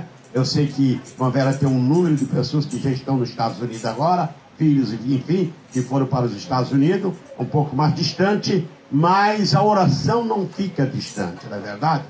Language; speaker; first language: Portuguese; native; Portuguese